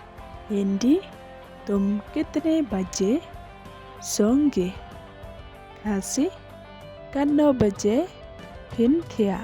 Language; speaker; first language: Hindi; non-native, learner; Khasi